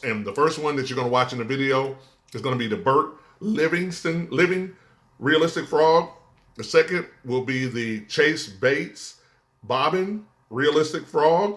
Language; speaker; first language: English; native; English